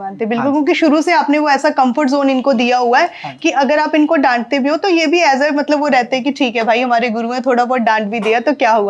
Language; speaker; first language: Hindi; native; Hindi